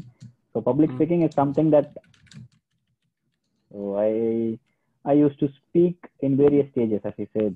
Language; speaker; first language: English; non-native, local second language; Tamil